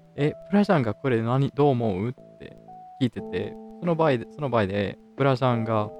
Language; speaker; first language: Japanese; non-native, fluent; Italian